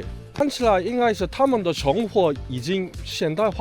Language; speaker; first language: Chinese; non-native, learner; Korean